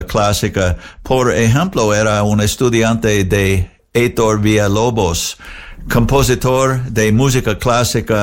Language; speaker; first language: Spanish; non-native, learner; English